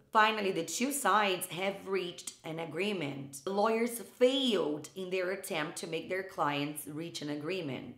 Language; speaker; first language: English; non-native, fluent; Portuguese